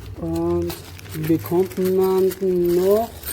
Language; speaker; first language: German; non-native, learner; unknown